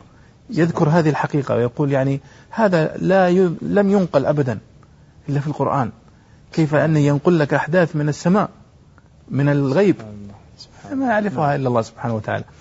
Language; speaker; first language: Arabic; native; Arabic